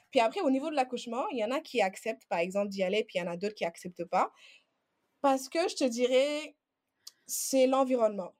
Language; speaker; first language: French; non-native, local second language; Wolof